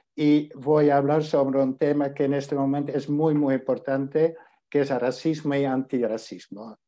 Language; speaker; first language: Spanish; non-native, fluent; Dutch